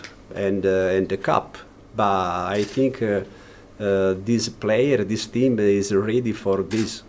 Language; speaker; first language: English; non-native, learner; Italian